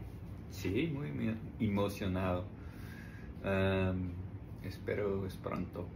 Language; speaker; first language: Spanish; non-native, learner; English